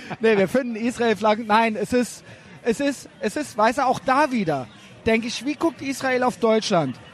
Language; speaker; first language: German; native; German